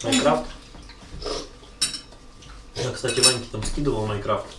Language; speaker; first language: Russian; native; Russian